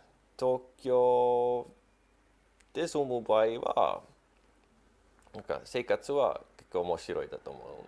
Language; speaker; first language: Japanese; non-native, fluent; Estonian